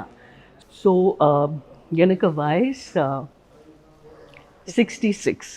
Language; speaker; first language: Tamil; non-native, learner; Hindi